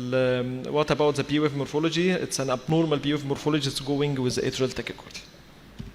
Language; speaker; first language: English; non-native, fluent; Arabic